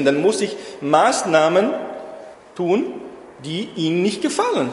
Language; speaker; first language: German; non-native, fluent; Portuguese